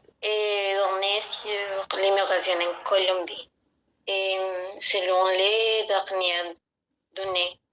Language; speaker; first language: French; non-native, learner; Spanish